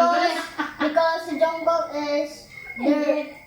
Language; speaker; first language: English; non-native, learner; Cebuano